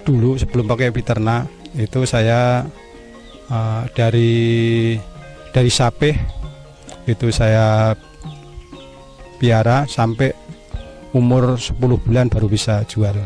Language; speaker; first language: Indonesian; non-native, local second language; Javanese